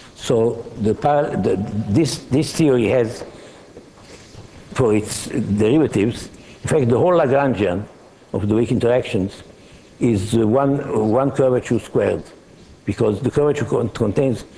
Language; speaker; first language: English; non-native, fluent; Hebrew